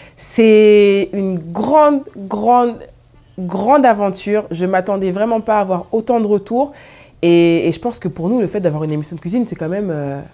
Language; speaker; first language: French; native; French